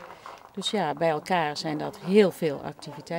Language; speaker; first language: Dutch; native; Dutch